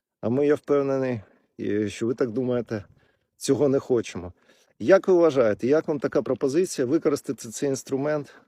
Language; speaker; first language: Ukrainian; non-native, local second language; Russian